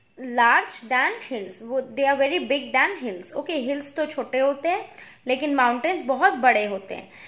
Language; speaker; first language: Hindi; native; Hindi